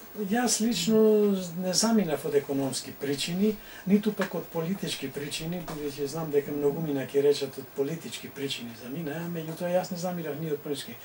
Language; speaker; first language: Macedonian; native; Macedonian